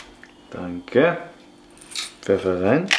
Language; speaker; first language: German; native; German